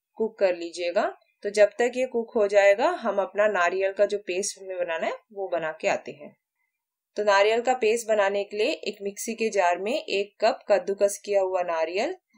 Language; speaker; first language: Hindi; non-native, local second language; Malayalam